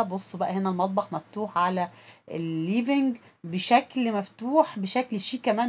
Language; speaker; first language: Arabic; native; Arabic